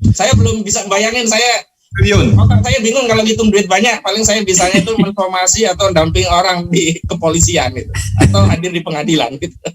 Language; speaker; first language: Indonesian; native; Indonesian